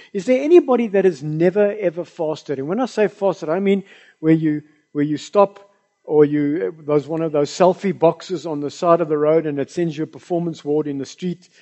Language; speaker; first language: English; non-native, local second language; Afrikaans